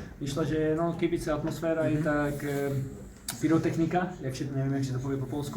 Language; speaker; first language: Polish; non-native, learner; Slovak